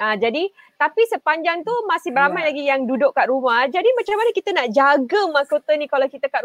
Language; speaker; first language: Malay; native; Malay